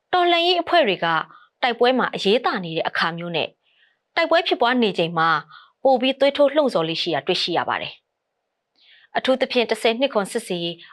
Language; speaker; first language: Burmese; native; Burmese